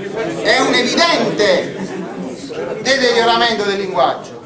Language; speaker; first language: Italian; native; Italian